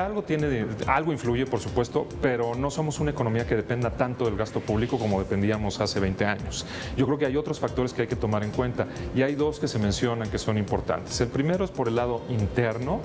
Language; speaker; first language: Spanish; native; Spanish